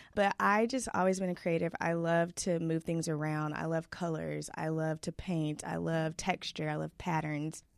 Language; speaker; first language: English; native; English